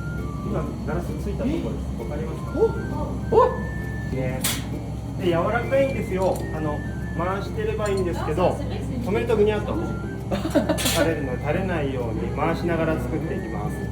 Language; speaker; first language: Japanese; native; Japanese